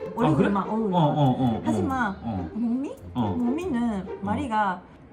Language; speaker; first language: Korean; non-native, learner; Japanese